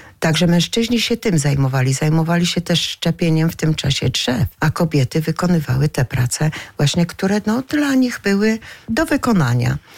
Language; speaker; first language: Polish; native; Polish